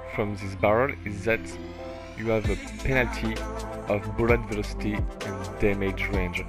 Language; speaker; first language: English; non-native, fluent; French